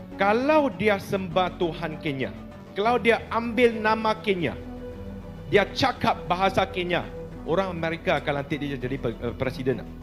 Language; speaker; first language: Malay; non-native, local second language; Chinese